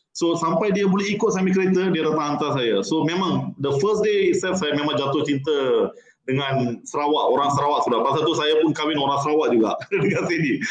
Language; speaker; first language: Malay; non-native, local second language; Tamil